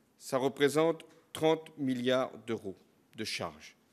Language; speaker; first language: French; native; French